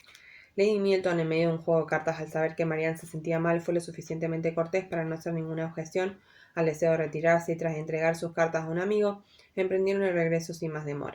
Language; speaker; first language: Spanish; native; Spanish